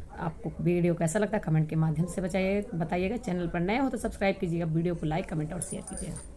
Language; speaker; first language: Hindi; native; Hindi